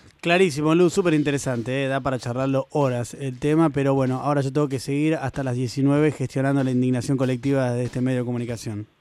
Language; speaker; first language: Spanish; native; Spanish